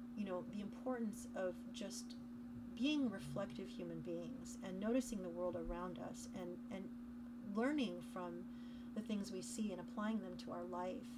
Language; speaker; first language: English; native; English